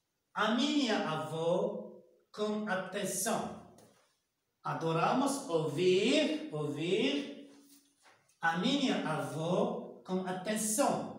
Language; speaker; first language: Portuguese; non-native, learner; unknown